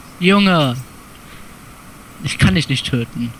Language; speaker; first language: German; native; German